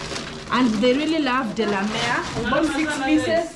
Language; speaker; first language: English; non-native, local second language; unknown